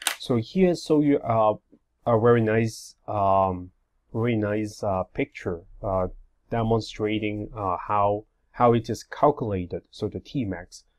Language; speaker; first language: English; non-native, fluent; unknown